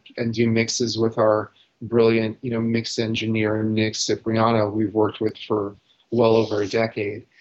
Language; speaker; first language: English; native; English